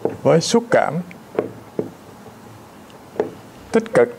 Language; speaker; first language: Vietnamese; native; Vietnamese